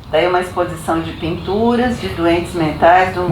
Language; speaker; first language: Portuguese; native; Portuguese